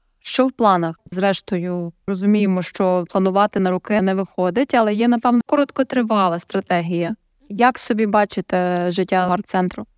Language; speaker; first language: Ukrainian; native; Ukrainian